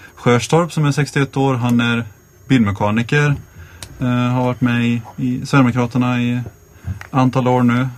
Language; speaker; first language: Swedish; native; Swedish